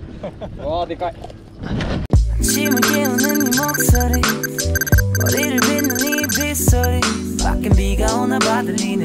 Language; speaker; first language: Japanese; native; Japanese